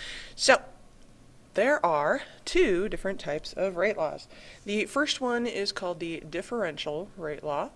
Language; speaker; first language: English; native; English